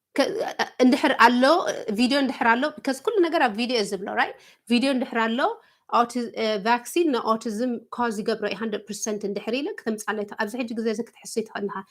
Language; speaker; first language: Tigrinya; early bilingual, heritage; Tigrinya